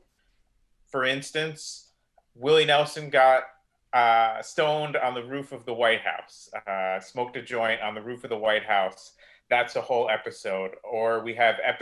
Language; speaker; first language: English; native; English